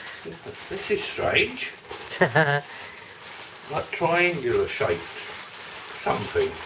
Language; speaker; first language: English; native; English